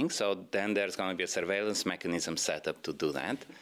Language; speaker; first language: English; non-native, fluent; Bulgarian